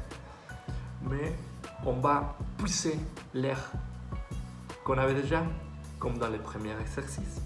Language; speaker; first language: French; non-native, fluent; Spanish